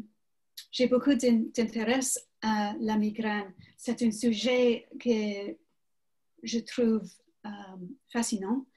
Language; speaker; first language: French; non-native, learner; English